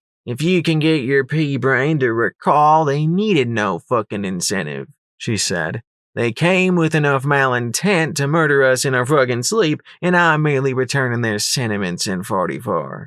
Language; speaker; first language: English; native; English